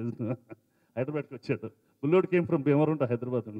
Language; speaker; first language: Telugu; native; Telugu